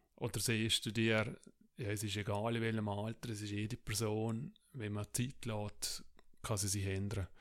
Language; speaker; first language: German; native; German